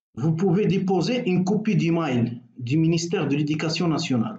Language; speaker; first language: French; non-native, local second language; Arabic